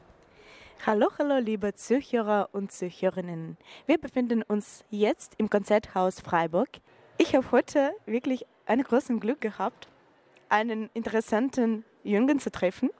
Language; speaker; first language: German; non-native, learner; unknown